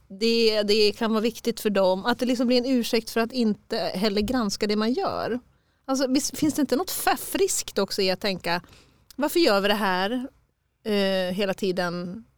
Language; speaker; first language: Swedish; native; Swedish